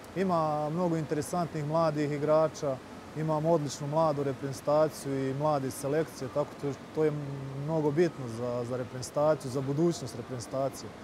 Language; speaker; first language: Serbian; native; Serbian